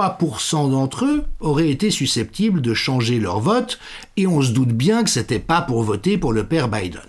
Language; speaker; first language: French; native; French